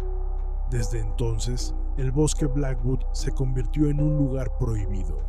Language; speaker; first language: Spanish; native; Spanish